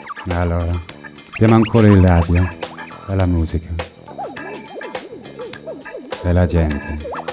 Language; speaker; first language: Italian; non-native, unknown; English